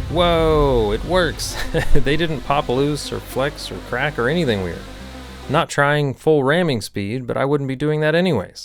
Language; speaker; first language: English; native; English